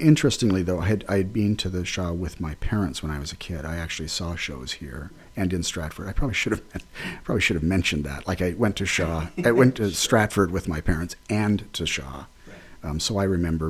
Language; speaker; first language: English; native; English